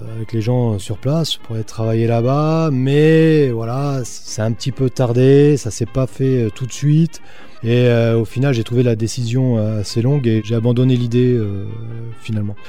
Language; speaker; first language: French; native; French